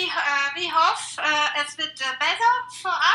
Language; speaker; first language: English; non-native, learner; Russian